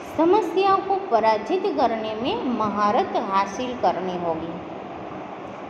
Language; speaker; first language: Hindi; non-native, local second language; Gujarati